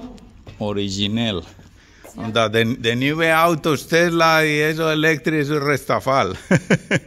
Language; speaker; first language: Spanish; non-native, learner; Dutch